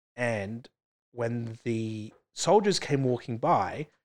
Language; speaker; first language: English; native; English